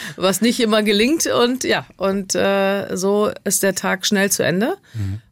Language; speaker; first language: German; native; German